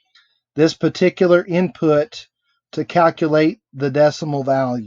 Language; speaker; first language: English; native; English